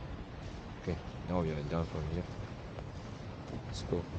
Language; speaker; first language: English; non-native, local second language; Chinese